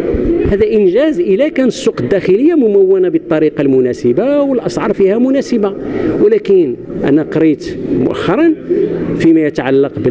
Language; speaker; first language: Arabic; native; Arabic